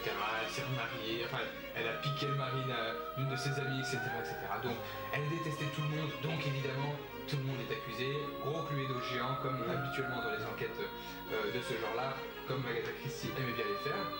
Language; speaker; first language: French; native; French